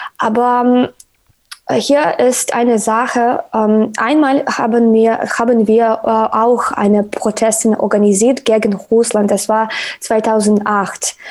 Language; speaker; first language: German; non-native, learner; Ukrainian